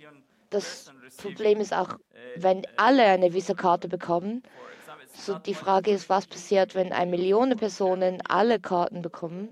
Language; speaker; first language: German; non-native, learner; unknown